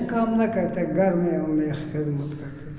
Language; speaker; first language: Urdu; non-native, local second language; Pashto